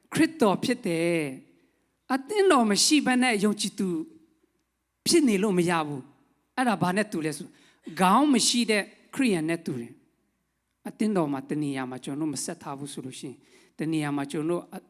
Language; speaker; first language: Burmese; non-native, local second language; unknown